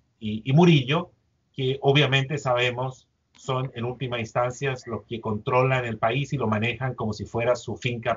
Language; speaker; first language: Spanish; native; Spanish